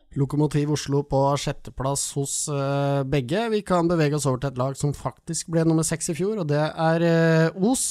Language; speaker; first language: Norwegian; native; Norwegian